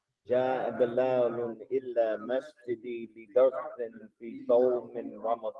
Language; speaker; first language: Arabic; non-native, learner; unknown